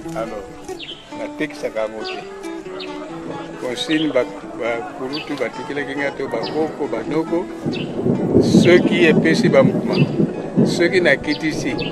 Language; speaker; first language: Lingala; non-native, local second language; Kongo